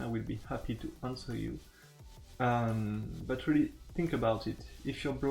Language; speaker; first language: English; non-native, fluent; French